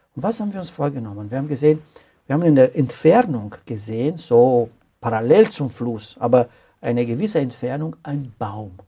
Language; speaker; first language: German; non-native, fluent; Romanian